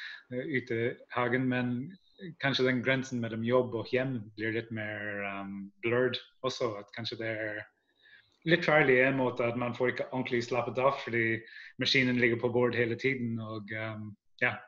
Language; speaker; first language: Norwegian; non-native, fluent; English